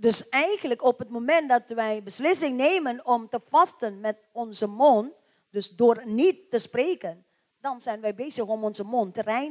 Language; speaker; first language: Dutch; non-native, learner; Indonesian